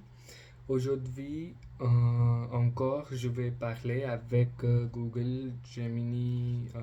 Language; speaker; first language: French; non-native, learner; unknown